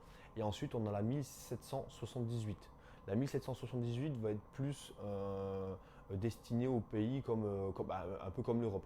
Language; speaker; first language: French; native; French